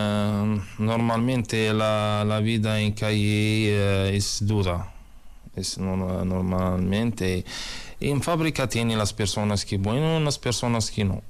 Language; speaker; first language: Spanish; non-native, learner; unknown